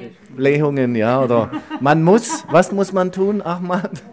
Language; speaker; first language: German; native; German